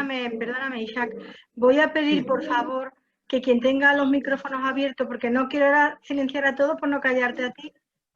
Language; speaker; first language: Spanish; native; Spanish